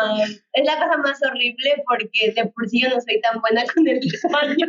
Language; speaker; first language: Spanish; early bilingual, heritage; Spanish